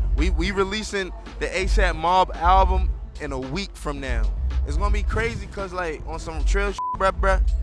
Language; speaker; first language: English; native; English